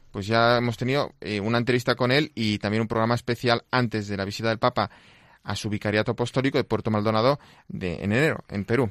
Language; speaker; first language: Spanish; non-native, local second language; Catalan